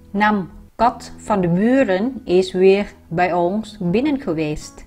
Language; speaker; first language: Dutch; non-native, fluent; Vietnamese